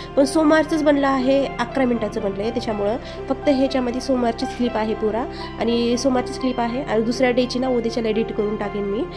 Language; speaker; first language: Marathi; early bilingual, heritage; Marathi